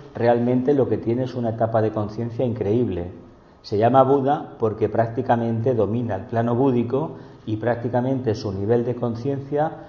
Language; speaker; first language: Spanish; native; Spanish